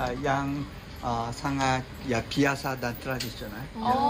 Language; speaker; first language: Indonesian; non-native, learner; Korean